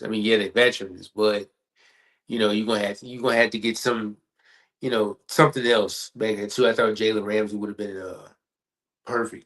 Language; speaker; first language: English; native; English